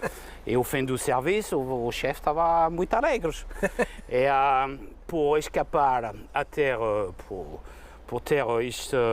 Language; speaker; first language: Portuguese; non-native, learner; French